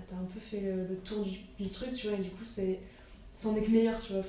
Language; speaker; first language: French; native; French